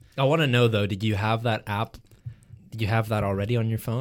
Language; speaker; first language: English; native; English